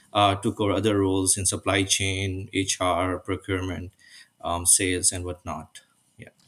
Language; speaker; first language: English; non-native, local second language; Urdu